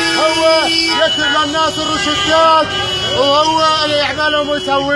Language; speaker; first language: Arabic; native; Arabic